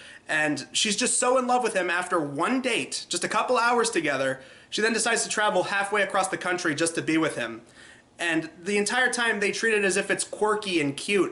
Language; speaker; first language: English; native; English